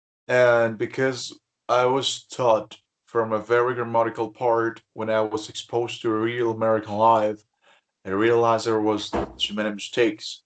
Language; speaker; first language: English; non-native, fluent; Spanish